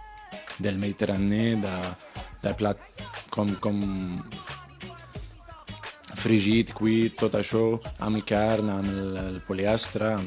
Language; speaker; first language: Catalan; non-native, learner; Arabic